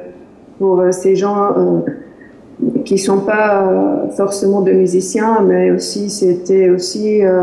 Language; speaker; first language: French; non-native, fluent; Arabic